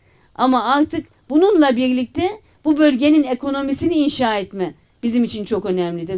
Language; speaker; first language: Turkish; native; Turkish